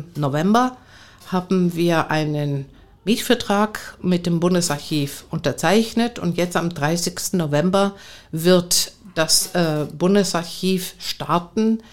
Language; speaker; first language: German; non-native, fluent; Greek